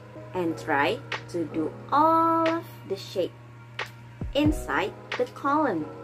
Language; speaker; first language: English; non-native, fluent; Indonesian